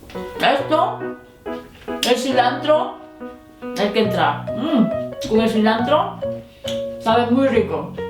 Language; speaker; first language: Spanish; non-native, fluent; Korean